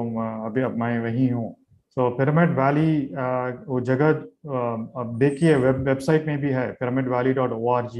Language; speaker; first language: Hindi; non-native, local second language; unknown